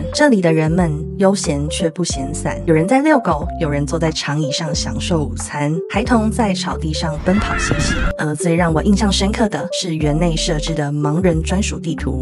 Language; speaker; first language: Chinese; native; Chinese